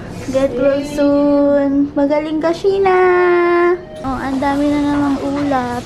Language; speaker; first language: Filipino; native; Filipino